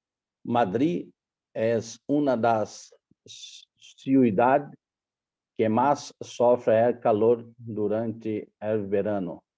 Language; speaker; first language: Spanish; non-native, learner; Portuguese